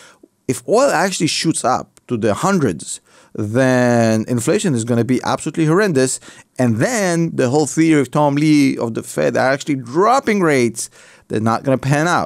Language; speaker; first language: English; native; English